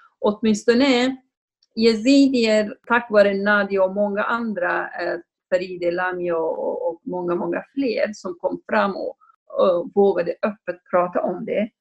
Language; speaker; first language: Swedish; non-native, fluent; Kurdish